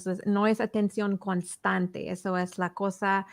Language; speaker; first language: Spanish; early bilingual, heritage; English